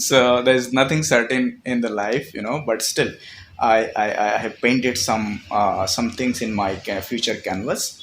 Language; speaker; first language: English; non-native, local second language; Bangla